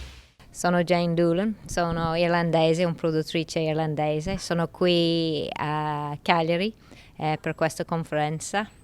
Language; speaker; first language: Italian; non-native, learner; English